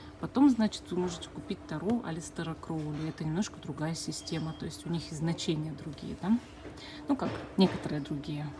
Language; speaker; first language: Russian; native; Russian